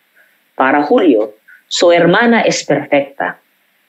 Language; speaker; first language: Spanish; non-native, fluent; Filipino